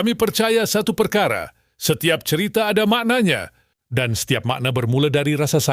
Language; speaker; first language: Malay; native; Malay